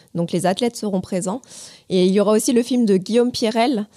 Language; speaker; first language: French; native; French